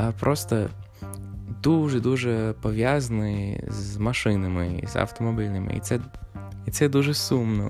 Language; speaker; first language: Ukrainian; non-native, fluent; English